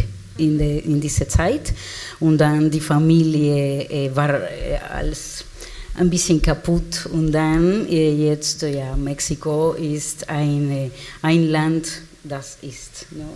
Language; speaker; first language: German; non-native, learner; Spanish